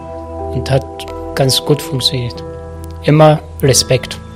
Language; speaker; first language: German; non-native, learner; Arabic